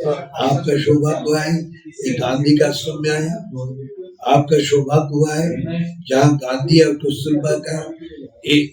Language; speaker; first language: Hindi; non-native, local second language; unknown